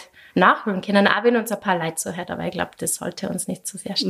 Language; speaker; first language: German; native; German